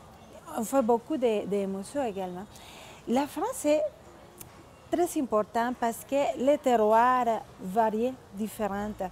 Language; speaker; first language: French; non-native, fluent; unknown